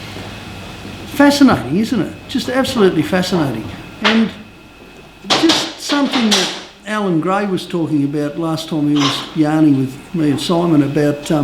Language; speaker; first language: English; native; English